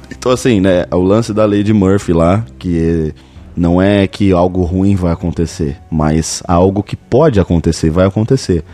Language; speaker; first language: Portuguese; native; Portuguese